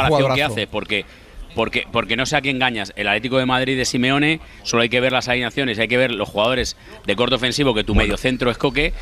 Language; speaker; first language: Spanish; native; Spanish